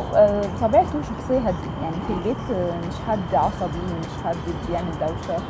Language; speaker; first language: Arabic; native; Arabic